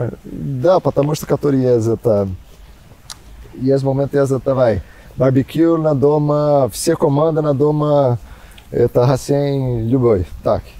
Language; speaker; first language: Russian; non-native, learner; Portuguese